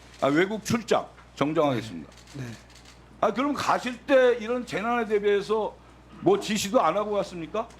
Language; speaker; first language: Korean; native; Korean